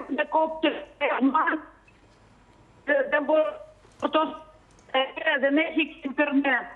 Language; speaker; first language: Greek; non-native, fluent; Russian